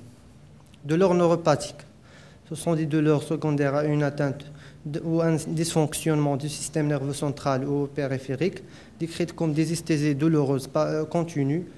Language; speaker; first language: French; non-native, local second language; Arabic